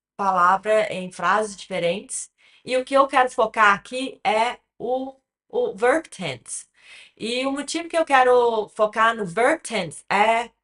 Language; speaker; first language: Portuguese; early bilingual, other home language; English